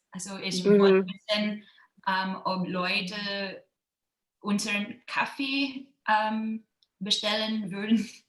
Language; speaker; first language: German; non-native, learner; Filipino